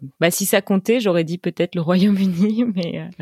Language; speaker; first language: French; native; French